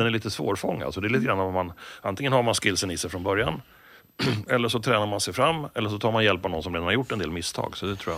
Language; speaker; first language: Swedish; native; Swedish